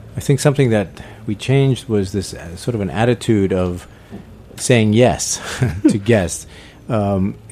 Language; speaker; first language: English; native; English